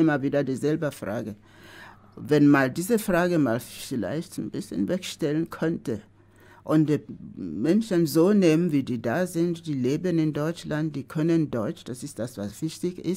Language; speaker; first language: German; non-native, fluent; Igbo